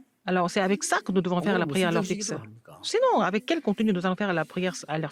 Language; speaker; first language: French; non-native, fluent; Korean